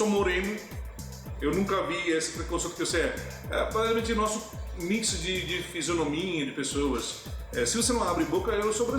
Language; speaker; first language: Portuguese; non-native, fluent; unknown